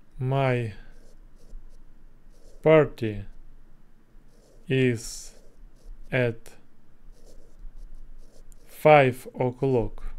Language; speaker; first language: English; non-native, learner; Russian